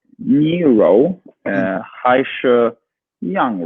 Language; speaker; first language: Chinese; non-native, learner; English